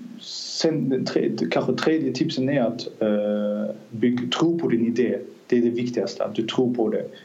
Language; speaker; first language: Swedish; early bilingual, other home language; Azerbaijani